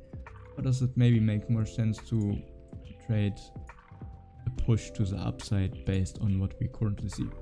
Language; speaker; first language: English; non-native, fluent; German